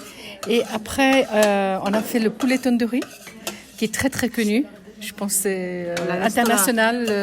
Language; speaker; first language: French; non-native, fluent; Bangla